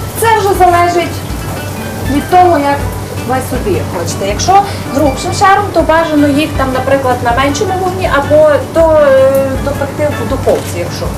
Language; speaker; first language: Ukrainian; native; Ukrainian